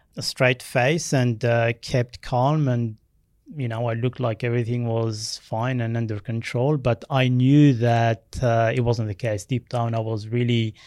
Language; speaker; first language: English; non-native, fluent; Berber languages